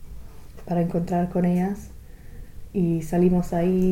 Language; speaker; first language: Spanish; non-native, fluent; English